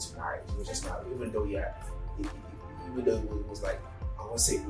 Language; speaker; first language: English; non-native, local second language; Yoruba